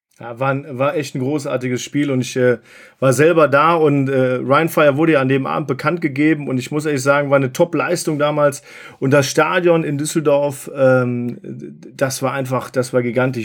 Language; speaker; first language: German; native; German